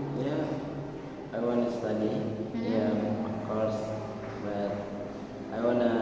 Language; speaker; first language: English; non-native, learner; Indonesian